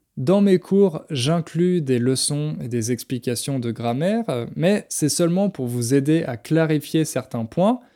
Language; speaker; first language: French; native; French